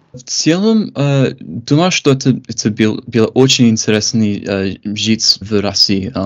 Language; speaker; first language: Russian; non-native, fluent; English